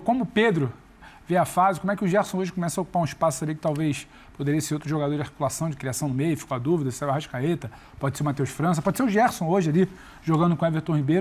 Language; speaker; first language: Portuguese; native; Portuguese